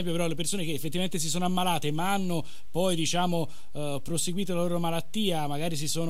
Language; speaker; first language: Italian; native; Italian